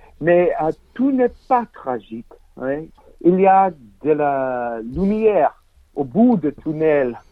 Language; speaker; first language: French; non-native, learner; English